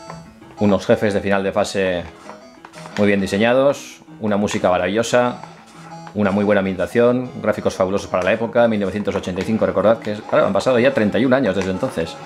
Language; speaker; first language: Spanish; native; Spanish